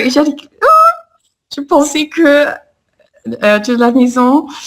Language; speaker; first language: French; non-native, fluent; English